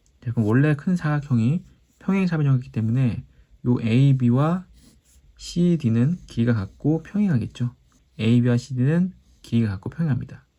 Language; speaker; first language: Korean; native; Korean